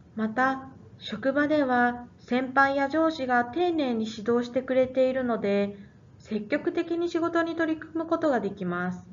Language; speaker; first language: Japanese; native; Japanese